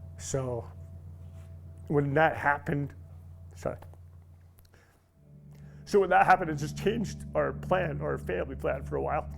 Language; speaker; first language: English; native; English